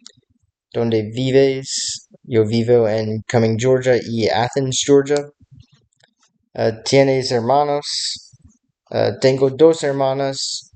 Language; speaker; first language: Spanish; non-native, learner; English